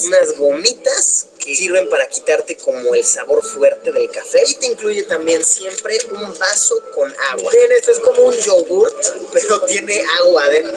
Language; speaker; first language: Spanish; native; Spanish